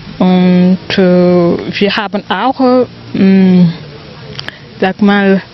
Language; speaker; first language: German; non-native, fluent; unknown